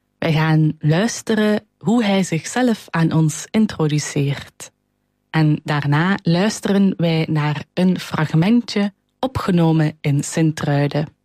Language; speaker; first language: Dutch; native; Dutch